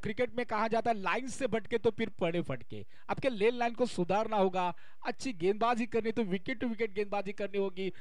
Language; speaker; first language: Hindi; non-native, local second language; Marathi